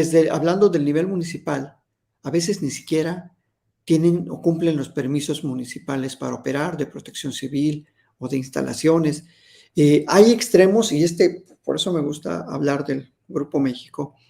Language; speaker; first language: Spanish; native; Spanish